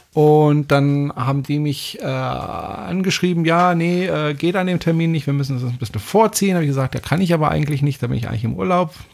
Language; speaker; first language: German; non-native, fluent; French